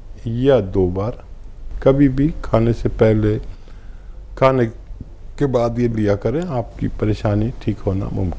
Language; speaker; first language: Hindi; native; Hindi